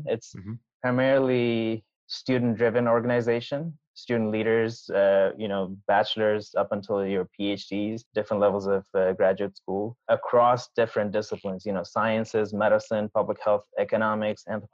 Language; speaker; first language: English; non-native, local second language; Nepali